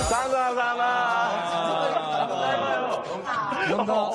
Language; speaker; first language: Korean; non-native, learner; Thai